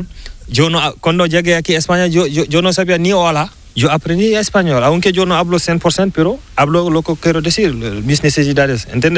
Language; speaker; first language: Spanish; non-native, learner; Fula